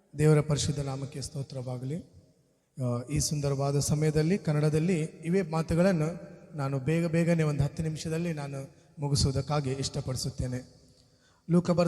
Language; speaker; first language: Kannada; non-native, local second language; Telugu